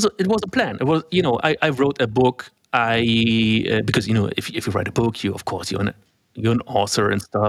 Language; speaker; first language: English; non-native, fluent; German